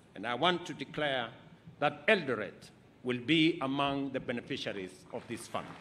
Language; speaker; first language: English; non-native, local second language; Kalenjin